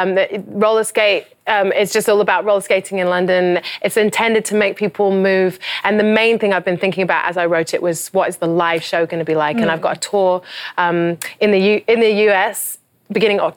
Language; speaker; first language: English; native; English